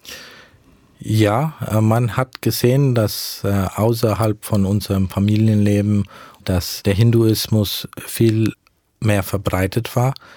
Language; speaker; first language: German; early bilingual, heritage; German